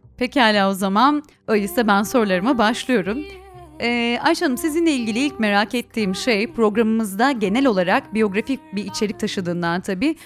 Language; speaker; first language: Turkish; native; Turkish